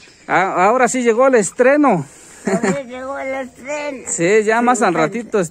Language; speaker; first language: Spanish; native; Spanish